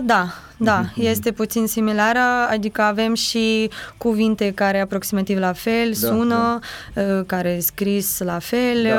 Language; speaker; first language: Romanian; non-native, learner; Ukrainian